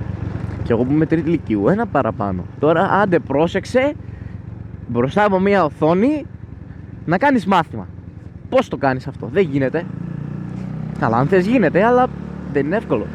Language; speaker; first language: Greek; native; Greek